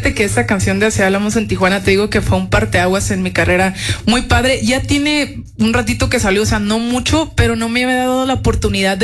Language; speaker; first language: Spanish; native; Spanish